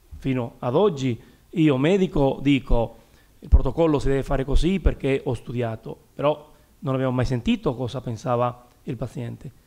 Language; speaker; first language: Italian; non-native, fluent; Spanish